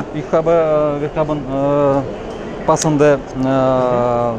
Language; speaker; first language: German; non-native, learner; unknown